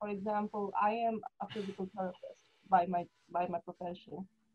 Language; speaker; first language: English; non-native, local second language; Hindi